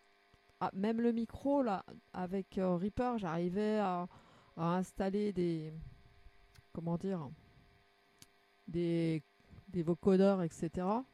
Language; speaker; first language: French; native; French